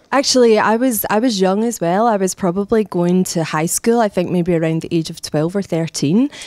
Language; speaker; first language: English; native; English